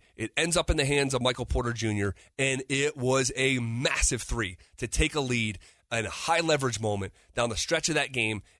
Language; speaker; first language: English; native; English